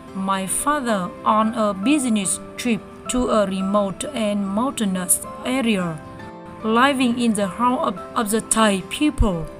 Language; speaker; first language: English; non-native, learner; Vietnamese